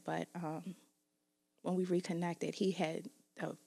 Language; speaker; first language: English; native; English